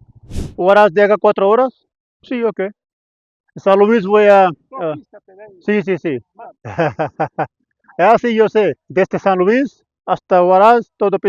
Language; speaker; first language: Spanish; non-native, learner; Hindi